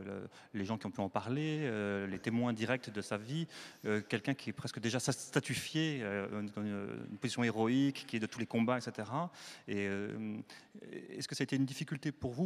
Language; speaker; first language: French; native; French